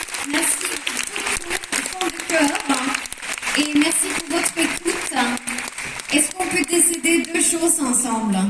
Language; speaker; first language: French; non-native, fluent; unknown